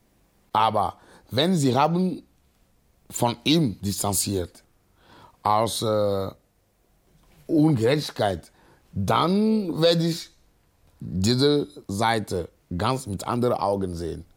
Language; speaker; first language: German; non-native, learner; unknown